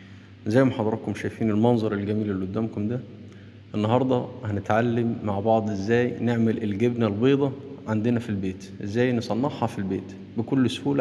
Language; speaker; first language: Arabic; native; Arabic